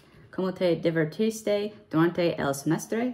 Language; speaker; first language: Spanish; non-native, learner; English